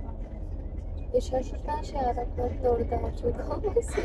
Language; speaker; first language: Turkish; non-native, fluent; Kyrgyz